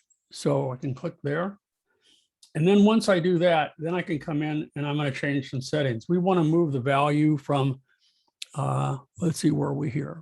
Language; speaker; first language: English; native; English